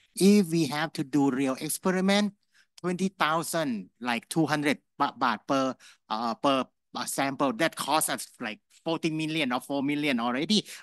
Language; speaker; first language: English; non-native, fluent; Thai